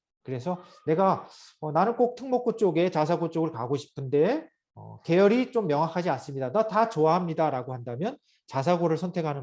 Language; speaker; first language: Korean; native; Korean